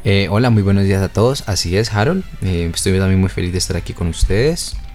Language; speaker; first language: Spanish; native; Spanish